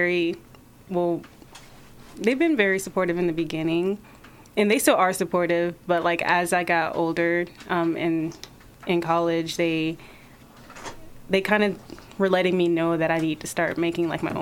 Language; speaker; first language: English; native; English